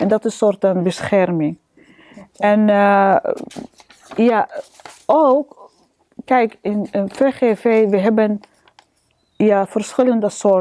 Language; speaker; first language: Dutch; non-native, learner; Arabic